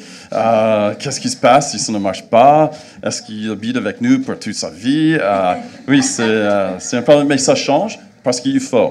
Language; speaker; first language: French; non-native, fluent; English